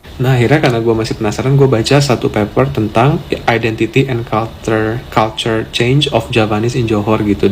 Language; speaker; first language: Indonesian; native; Indonesian